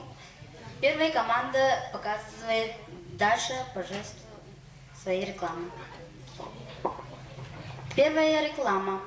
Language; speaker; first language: Russian; non-native, local second language; Yakut